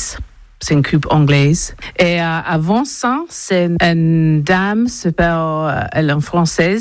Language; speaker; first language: French; non-native, learner; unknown